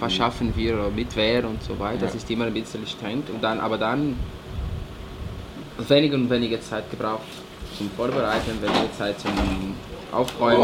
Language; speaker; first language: German; non-native, fluent; Portuguese